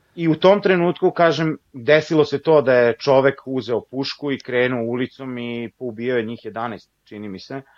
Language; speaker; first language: Serbian; native; Serbian